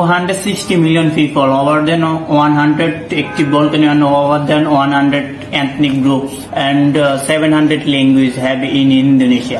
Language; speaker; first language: English; non-native, learner; Bangla